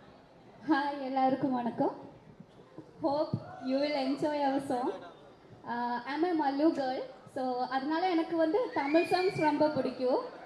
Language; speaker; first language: Tamil; non-native, fluent; Malayalam